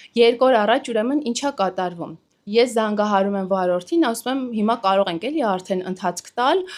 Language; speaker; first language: Armenian; native; Armenian